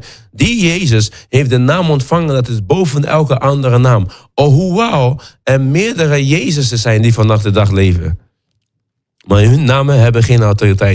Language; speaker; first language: Dutch; non-native, fluent; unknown